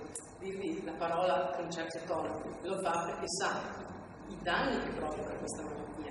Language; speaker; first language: Italian; native; Italian